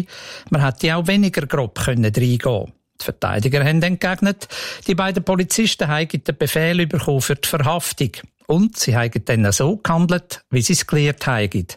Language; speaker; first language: German; native; German